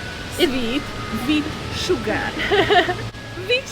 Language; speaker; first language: English; non-native, learner; Hungarian